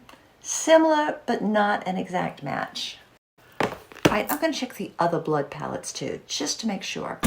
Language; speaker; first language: English; native; English